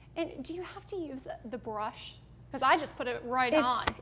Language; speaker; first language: English; native; English